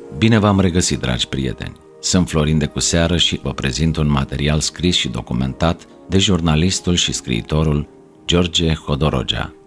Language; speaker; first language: Romanian; native; Romanian